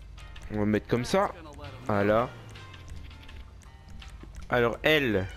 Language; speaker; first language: French; native; French